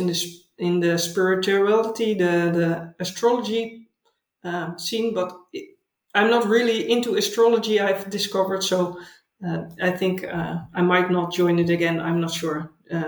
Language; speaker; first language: English; non-native, fluent; Dutch